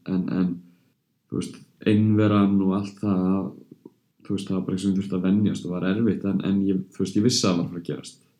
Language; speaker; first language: Icelandic; early bilingual, heritage; Icelandic